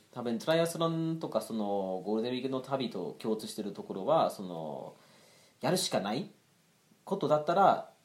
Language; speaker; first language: Japanese; non-native, fluent; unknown